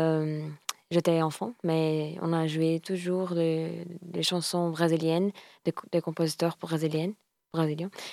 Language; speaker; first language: French; non-native, learner; Portuguese